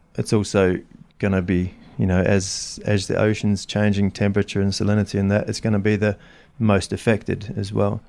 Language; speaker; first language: English; native; English